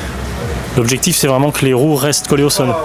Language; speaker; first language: French; native; French